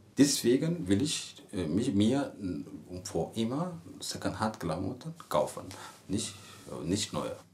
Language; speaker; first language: German; non-native, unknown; Arabic